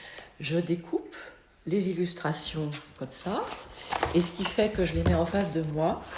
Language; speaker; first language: French; native; French